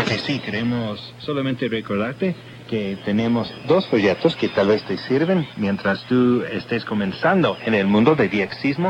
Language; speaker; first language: Spanish; non-native, fluent; English